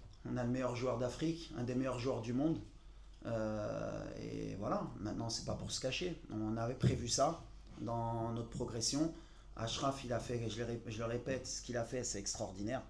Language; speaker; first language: French; native; French